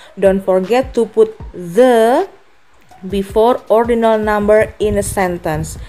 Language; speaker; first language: English; non-native, fluent; Indonesian